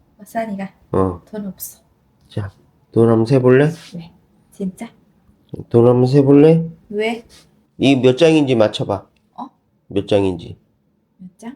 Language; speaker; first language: Korean; native; Korean